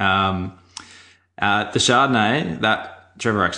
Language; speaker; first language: English; native; English